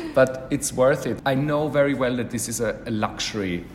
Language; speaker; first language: English; non-native, fluent; German